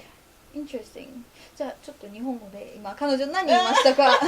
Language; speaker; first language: Japanese; non-native, fluent; Polish